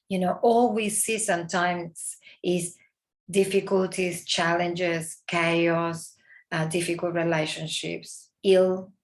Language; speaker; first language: English; non-native, fluent; Spanish